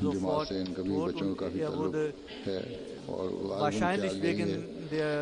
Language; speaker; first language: German; non-native, fluent; Urdu